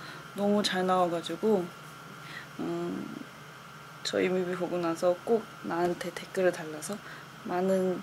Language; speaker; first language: Korean; non-native, fluent; Chinese